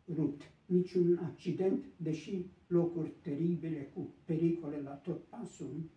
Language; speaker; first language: Romanian; native; Romanian